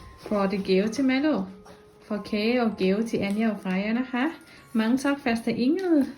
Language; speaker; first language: Danish; non-native, learner; Thai